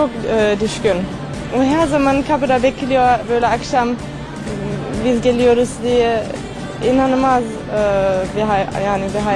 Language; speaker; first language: Turkish; non-native, fluent; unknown